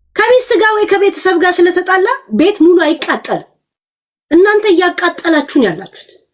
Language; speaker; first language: Amharic; native; Amharic